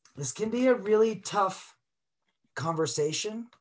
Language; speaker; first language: English; native; English